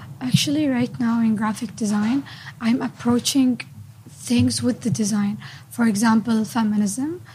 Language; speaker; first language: English; non-native, fluent; Arabic